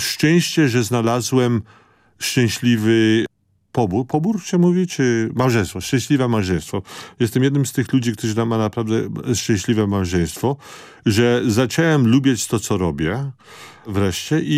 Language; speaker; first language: Polish; early bilingual, other home language; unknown